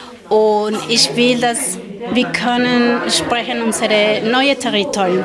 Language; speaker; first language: German; non-native, learner; Spanish